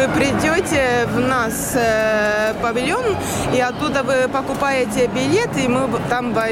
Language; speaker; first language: Russian; non-native, learner; Estonian